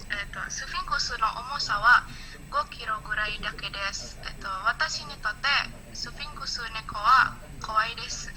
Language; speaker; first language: Japanese; non-native, learner; Indonesian